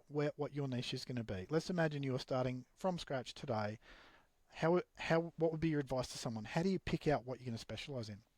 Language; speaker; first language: English; native; English